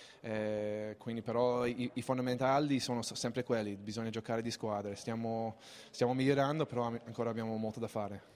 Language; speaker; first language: Italian; non-native, fluent; English